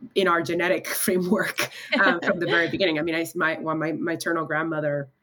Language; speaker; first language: English; early bilingual, other home language; Spanish